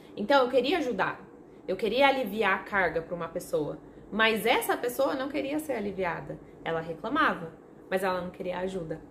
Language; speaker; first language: Portuguese; non-native, fluent; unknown